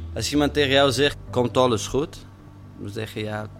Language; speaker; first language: Dutch; non-native, fluent; Persian